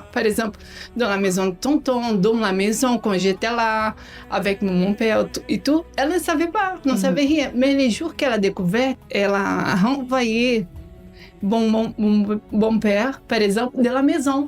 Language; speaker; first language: French; non-native, learner; Portuguese